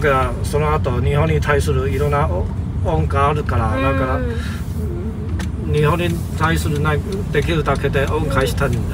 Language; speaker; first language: Japanese; non-native, fluent; Chinese